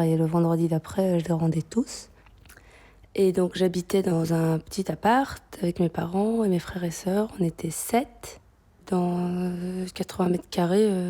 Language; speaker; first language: French; native; French